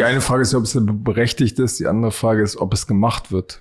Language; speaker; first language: German; native; German